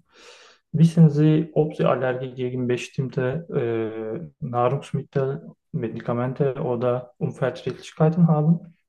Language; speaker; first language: German; non-native, learner; Turkish